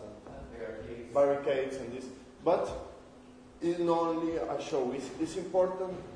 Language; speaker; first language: English; non-native, learner; Spanish